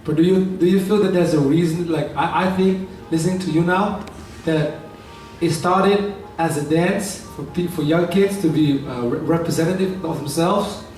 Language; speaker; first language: English; non-native, fluent; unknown